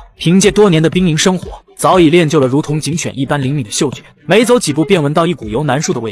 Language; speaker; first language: Chinese; native; Chinese